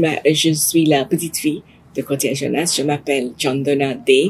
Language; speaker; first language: French; non-native, fluent; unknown